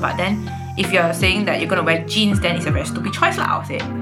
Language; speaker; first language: English; non-native, local second language; Chinese